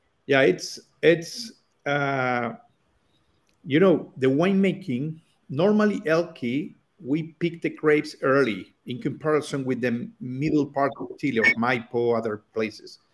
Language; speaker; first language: English; non-native, learner; Spanish